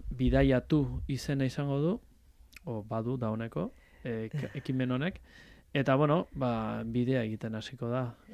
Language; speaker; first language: Basque; native; Basque